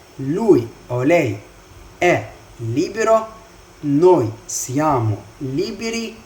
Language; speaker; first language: Italian; non-native, fluent; Arabic